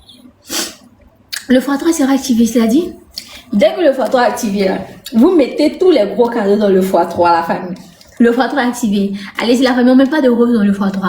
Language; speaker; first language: French; native; French